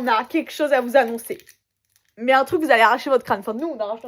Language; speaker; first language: French; native; French